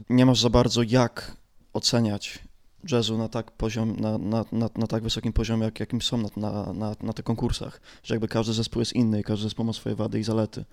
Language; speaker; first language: Polish; native; Polish